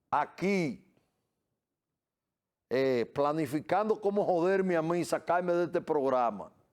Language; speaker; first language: Spanish; native; Spanish